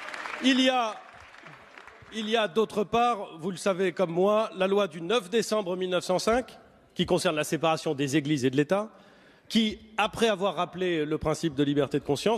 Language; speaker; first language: French; native; French